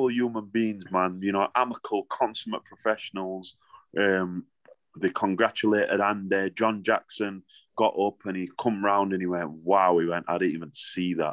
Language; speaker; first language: English; native; English